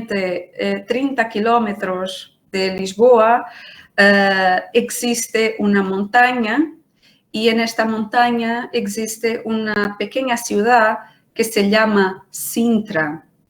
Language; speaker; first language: Spanish; non-native, fluent; Portuguese